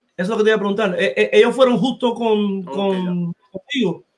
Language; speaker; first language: Spanish; native; Spanish